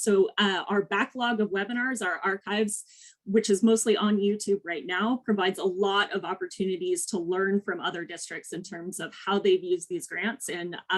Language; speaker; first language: English; native; English